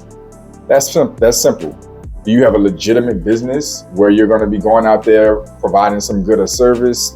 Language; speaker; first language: English; native; English